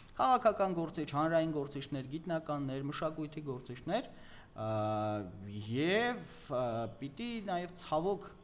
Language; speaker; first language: Armenian; native; Armenian